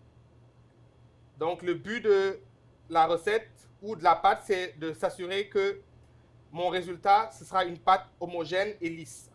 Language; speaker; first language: French; non-native, local second language; Wolof